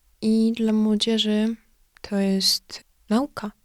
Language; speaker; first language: Polish; non-native, learner; Ukrainian